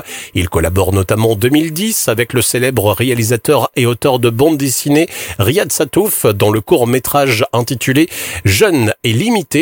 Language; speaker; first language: French; native; French